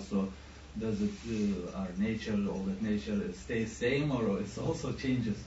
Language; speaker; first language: English; non-native, fluent; Lithuanian